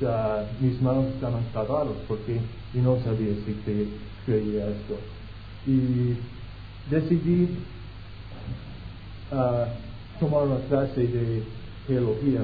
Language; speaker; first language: Spanish; non-native, fluent; English